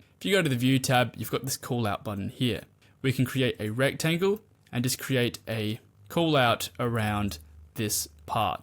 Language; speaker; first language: English; native; English